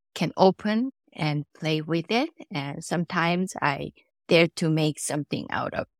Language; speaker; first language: English; non-native, fluent; Korean